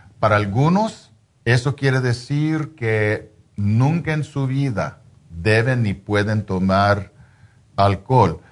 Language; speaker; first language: Spanish; non-native, fluent; English